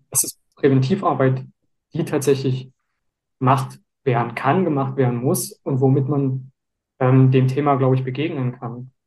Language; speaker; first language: German; native; German